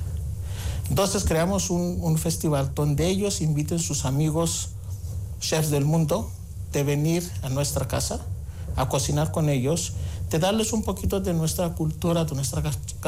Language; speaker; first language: Spanish; non-native, fluent; Greek